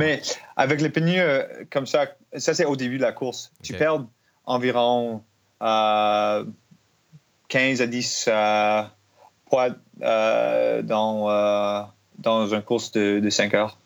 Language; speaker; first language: French; non-native, learner; English